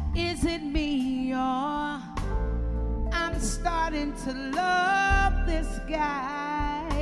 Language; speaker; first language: English; native; English